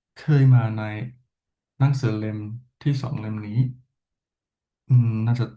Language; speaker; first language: Thai; non-native, fluent; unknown